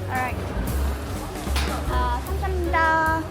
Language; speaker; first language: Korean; non-native, learner; Japanese